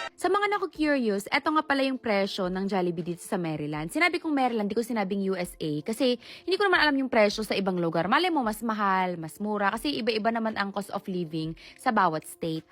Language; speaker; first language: Filipino; native; Filipino